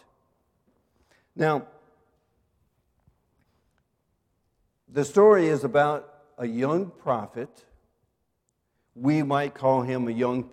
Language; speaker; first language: English; native; English